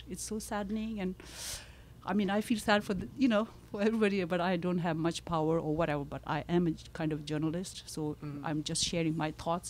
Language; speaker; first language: English; non-native, fluent; Tibetan